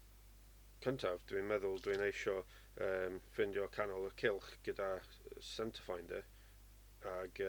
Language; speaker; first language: Welsh; non-native, learner; English